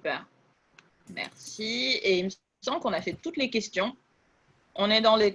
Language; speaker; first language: French; native; French